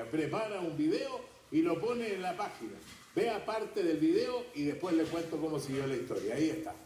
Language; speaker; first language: Spanish; native; Spanish